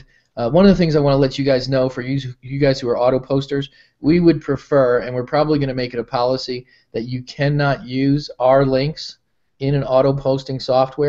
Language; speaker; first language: English; native; English